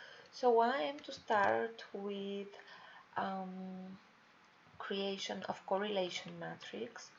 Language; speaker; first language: English; non-native, fluent; Bulgarian